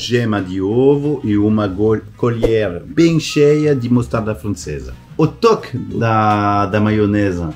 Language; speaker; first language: Portuguese; non-native, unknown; French